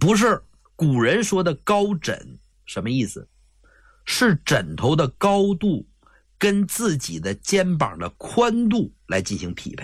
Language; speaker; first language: Chinese; native; Chinese